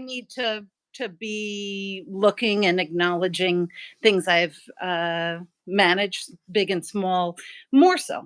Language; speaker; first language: English; native; English